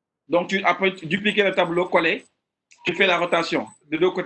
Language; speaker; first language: French; non-native, local second language; Wolof